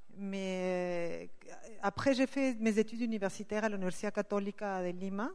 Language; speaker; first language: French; non-native, fluent; Spanish